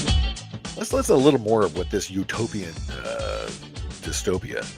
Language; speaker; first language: English; native; English